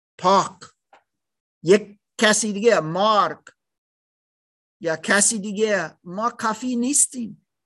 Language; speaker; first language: Persian; non-native, learner; German